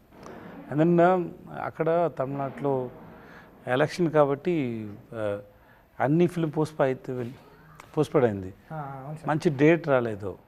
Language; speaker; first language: Telugu; non-native, learner; Tamil